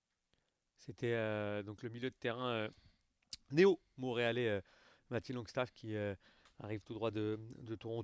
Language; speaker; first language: French; native; French